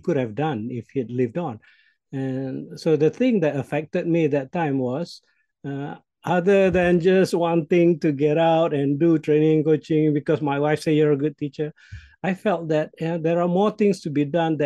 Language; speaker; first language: English; non-native, local second language; Malay